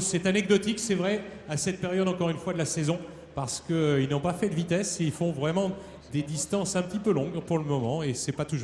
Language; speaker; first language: French; native; French